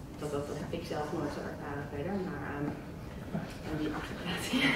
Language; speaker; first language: Dutch; native; Dutch